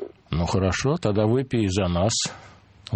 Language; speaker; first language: Russian; native; Russian